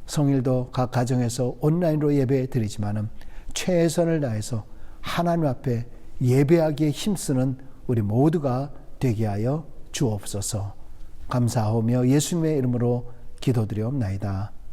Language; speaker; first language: Korean; native; Korean